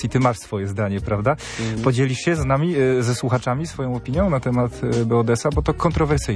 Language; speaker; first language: Polish; native; Polish